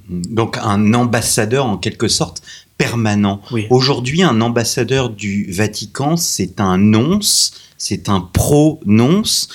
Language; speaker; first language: French; native; French